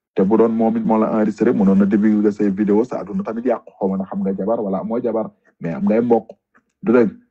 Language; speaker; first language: Wolof; non-native, local second language; Fula